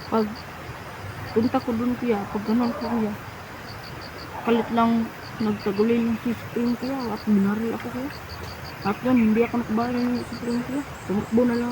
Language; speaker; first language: Filipino; non-native, local second language; Cebuano